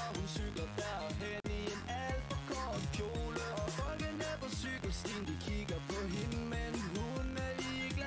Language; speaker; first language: Danish; native; Danish